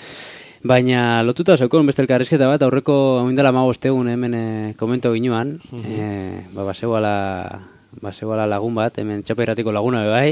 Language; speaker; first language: Basque; native; Basque